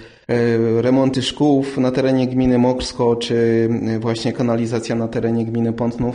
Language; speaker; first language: Polish; native; Polish